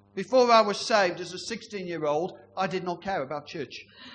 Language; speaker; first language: English; native; English